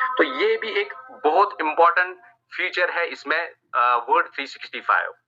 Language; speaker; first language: Hindi; non-native, local second language; Kashmiri